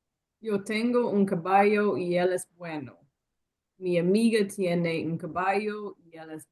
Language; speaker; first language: Spanish; non-native, learner; English